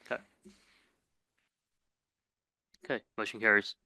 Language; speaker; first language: English; native; English